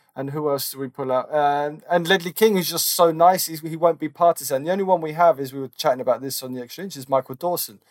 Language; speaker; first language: English; native; English